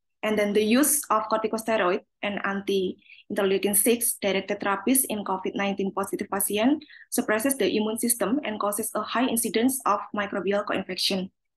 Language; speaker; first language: English; non-native, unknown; Indonesian